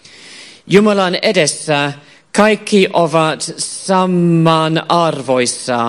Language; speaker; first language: Finnish; non-native, fluent; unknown